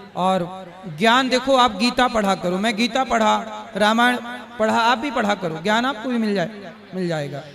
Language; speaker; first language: Hindi; native; Hindi